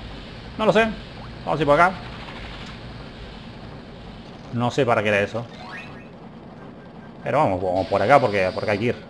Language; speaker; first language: Spanish; native; Spanish